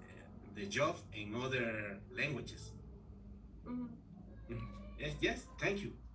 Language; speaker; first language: English; non-native, learner; Spanish